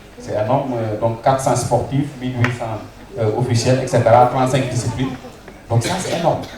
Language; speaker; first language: French; non-native, local second language; Wolof